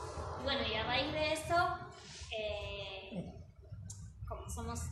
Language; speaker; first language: Spanish; native; Spanish